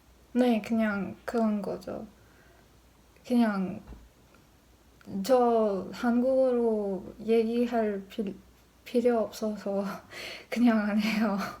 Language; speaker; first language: Korean; non-native, learner; English